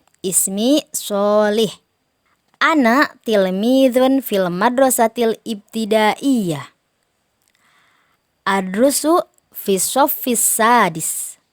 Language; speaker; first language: Arabic; non-native, fluent; Indonesian